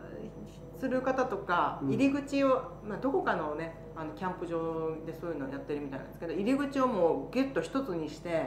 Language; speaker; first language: Japanese; native; Japanese